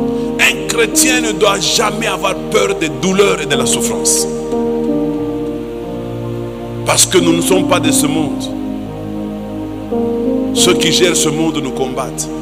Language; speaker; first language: French; non-native, local second language; Swahili